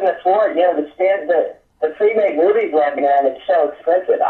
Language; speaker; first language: English; native; English